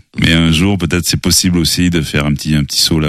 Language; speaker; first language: French; native; French